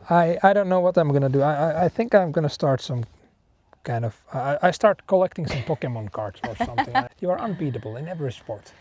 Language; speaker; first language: English; non-native, fluent; Finnish